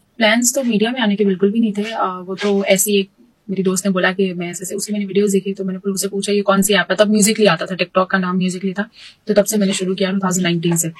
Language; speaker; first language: Urdu; native; Urdu